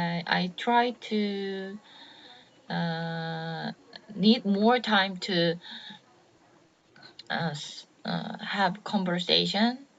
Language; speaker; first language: English; non-native, learner; Korean